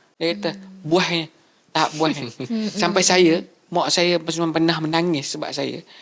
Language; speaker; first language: Malay; native; Malay